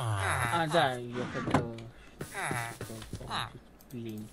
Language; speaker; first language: Russian; non-native, learner; Latvian